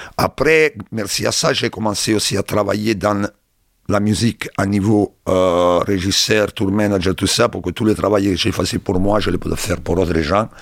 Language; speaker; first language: French; non-native, learner; Italian